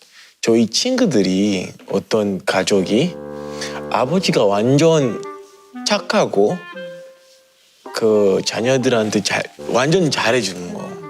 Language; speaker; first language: Korean; non-native, learner; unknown